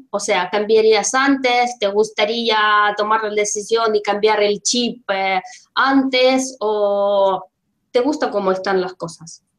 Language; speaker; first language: Spanish; non-native, fluent; Russian